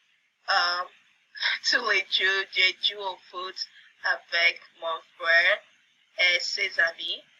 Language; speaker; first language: French; non-native, learner; English